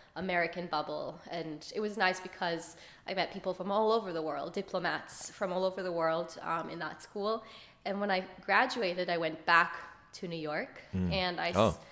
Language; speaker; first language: English; early bilingual, other home language; Hebrew